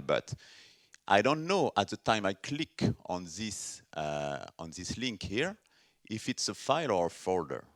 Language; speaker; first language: English; non-native, fluent; French